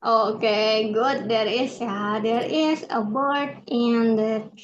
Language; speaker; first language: English; non-native, fluent; Indonesian